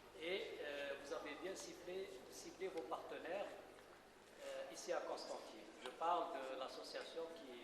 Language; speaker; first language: French; non-native, local second language; Arabic